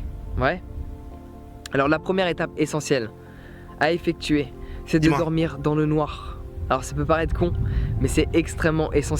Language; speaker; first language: French; native; French